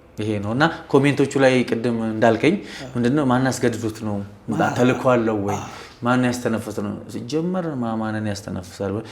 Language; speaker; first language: Amharic; native; Amharic